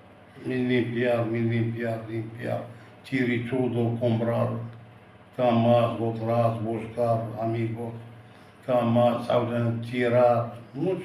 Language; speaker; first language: Spanish; non-native, learner; Arabic